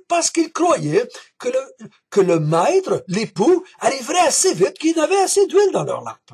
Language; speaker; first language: French; native; French